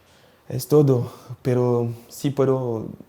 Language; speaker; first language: Spanish; non-native, learner; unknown